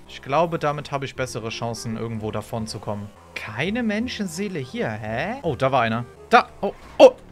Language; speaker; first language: German; native; German